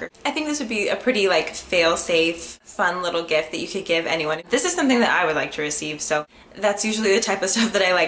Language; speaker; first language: English; native; English